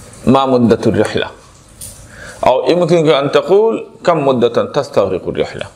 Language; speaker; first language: Arabic; non-native, fluent; Bangla